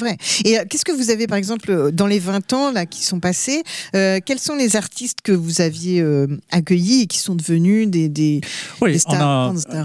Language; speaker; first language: French; native; French